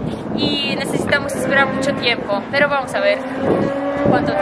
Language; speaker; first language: Spanish; non-native, learner; Tatar